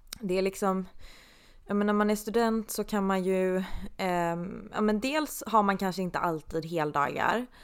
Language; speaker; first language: Swedish; native; Swedish